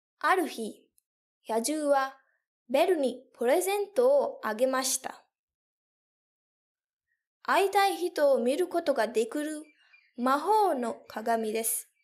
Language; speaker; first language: Japanese; non-native, fluent; English